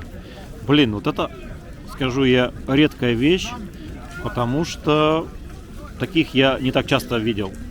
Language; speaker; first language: Russian; native; Russian